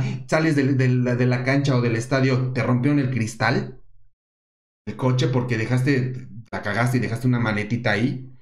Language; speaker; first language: Spanish; native; Spanish